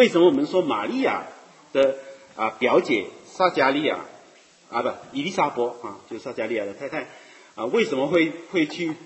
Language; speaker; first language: Chinese; native; Chinese